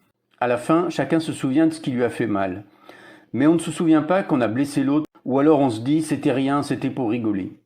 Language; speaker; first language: French; native; French